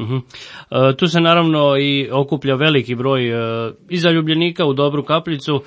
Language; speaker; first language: Croatian; native; Croatian